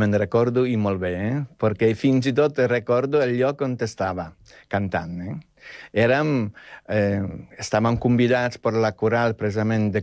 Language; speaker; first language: Catalan; non-native, fluent; Polish